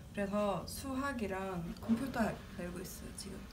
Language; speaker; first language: Korean; non-native, learner; Swedish